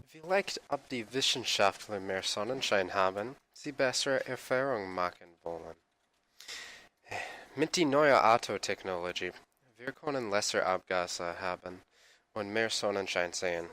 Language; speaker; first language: German; non-native, learner; English